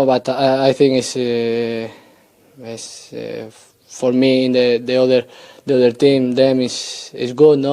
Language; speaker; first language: English; non-native, learner; Spanish